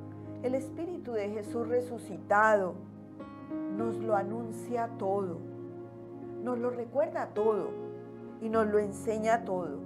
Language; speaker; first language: Spanish; native; Spanish